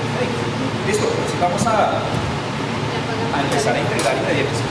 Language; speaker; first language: Spanish; native; Spanish